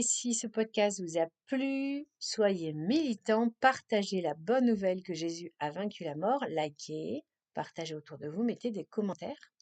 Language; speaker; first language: French; native; French